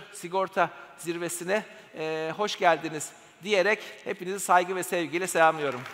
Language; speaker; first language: Turkish; native; Turkish